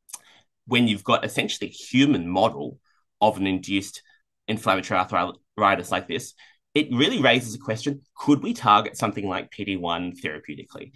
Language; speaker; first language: English; native; English